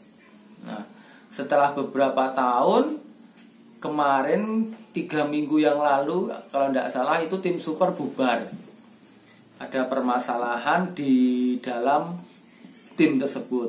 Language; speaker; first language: Indonesian; non-native, local second language; Javanese